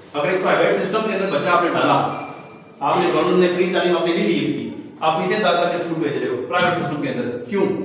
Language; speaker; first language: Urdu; non-native, local second language; Pahari-Potwari